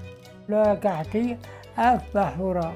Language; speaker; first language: Hebrew; non-native, fluent; Arabic